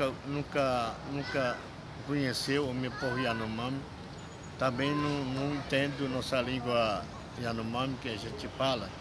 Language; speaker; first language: Portuguese; non-native, local second language; Yanomámi